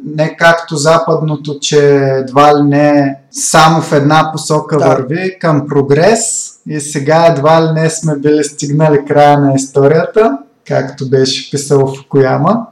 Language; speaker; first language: Bulgarian; native; Bulgarian